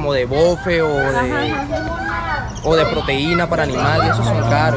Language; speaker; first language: Spanish; native; Spanish